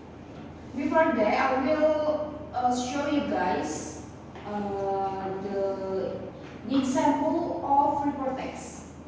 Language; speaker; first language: English; non-native, learner; Indonesian